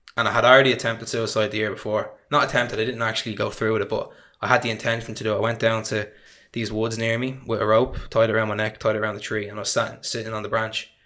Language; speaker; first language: English; native; English